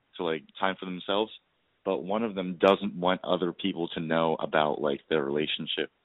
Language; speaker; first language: English; native; English